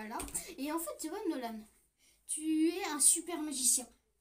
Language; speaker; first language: French; native; French